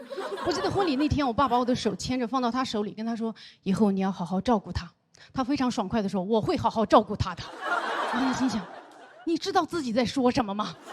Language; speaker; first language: Chinese; native; Chinese